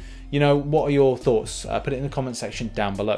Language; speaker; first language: English; native; English